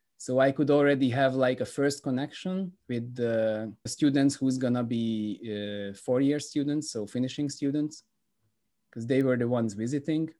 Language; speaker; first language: English; non-native, fluent; Hungarian